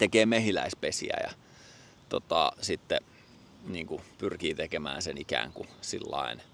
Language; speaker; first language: Finnish; native; Finnish